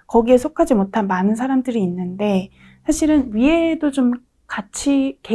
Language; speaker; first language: Korean; native; Korean